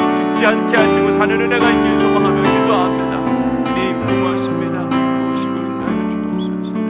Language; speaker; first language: Korean; native; Korean